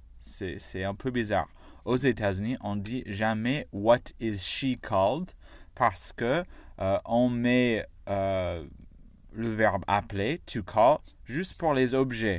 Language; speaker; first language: French; non-native, fluent; English